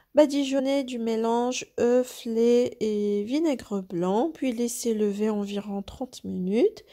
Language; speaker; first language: French; non-native, local second language; Arabic